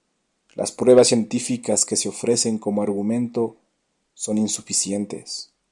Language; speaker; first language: Spanish; native; Spanish